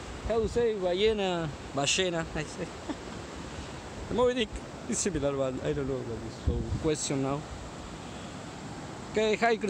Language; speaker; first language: English; non-native, learner; Spanish